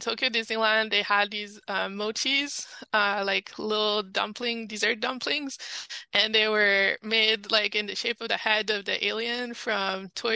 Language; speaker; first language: English; non-native, fluent; French